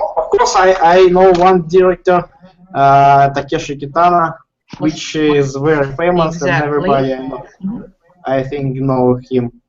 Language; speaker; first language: English; non-native, learner; Russian